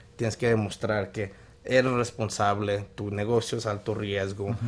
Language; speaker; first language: Spanish; early bilingual, heritage; Spanish